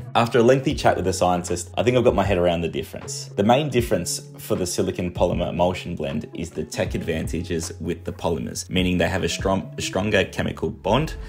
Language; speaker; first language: English; native; English